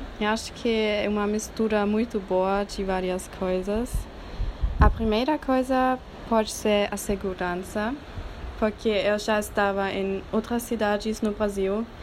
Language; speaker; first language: Portuguese; non-native, fluent; German